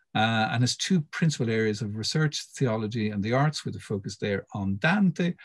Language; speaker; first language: English; native; English